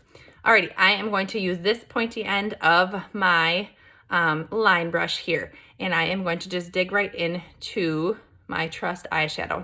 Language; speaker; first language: English; native; English